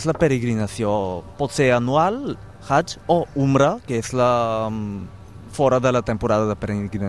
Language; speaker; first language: Catalan; non-native, fluent; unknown